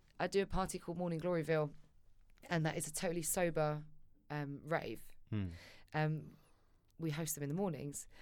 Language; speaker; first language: English; native; English